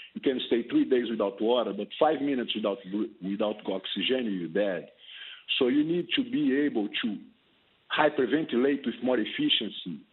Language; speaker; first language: English; non-native, fluent; Portuguese